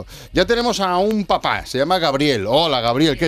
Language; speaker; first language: Spanish; native; Spanish